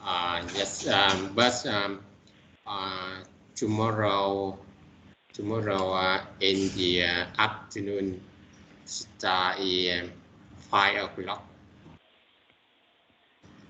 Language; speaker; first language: English; non-native, learner; Vietnamese